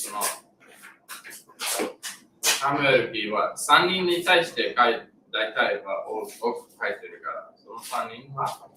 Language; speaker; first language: Japanese; non-native, learner; English